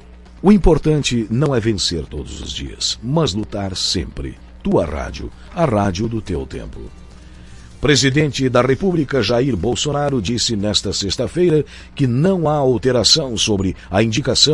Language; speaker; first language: Portuguese; native; Portuguese